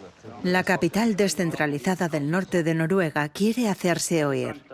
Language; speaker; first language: Spanish; native; Spanish